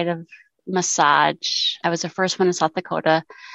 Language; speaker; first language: English; native; English